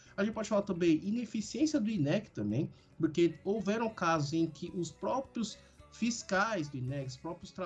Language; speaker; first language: Portuguese; non-native, fluent; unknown